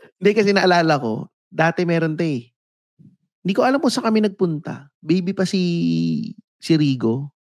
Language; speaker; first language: Filipino; native; Filipino